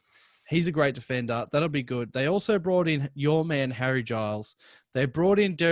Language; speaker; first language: English; native; English